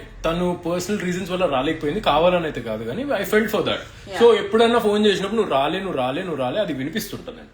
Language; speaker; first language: Telugu; native; Telugu